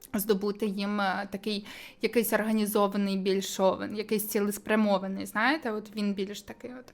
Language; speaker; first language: Ukrainian; native; Ukrainian